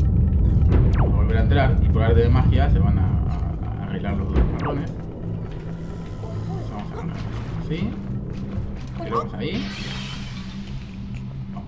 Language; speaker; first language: Spanish; native; Spanish